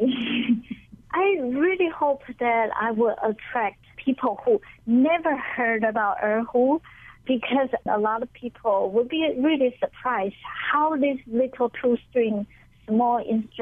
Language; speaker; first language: English; non-native, fluent; Chinese